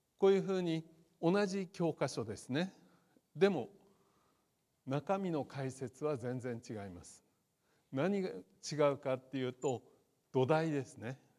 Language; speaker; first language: Japanese; native; Japanese